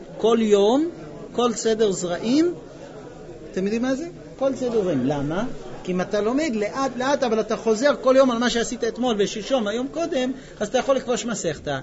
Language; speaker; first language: Hebrew; non-native, fluent; English